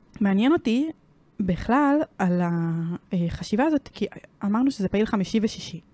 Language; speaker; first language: Hebrew; native; Hebrew